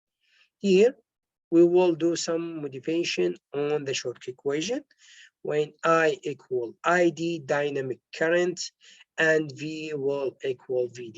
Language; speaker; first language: English; non-native, local second language; Arabic